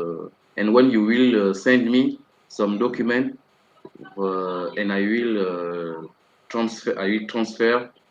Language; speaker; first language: English; non-native, learner; French